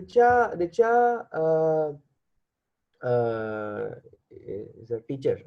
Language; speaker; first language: English; non-native, learner; Hindi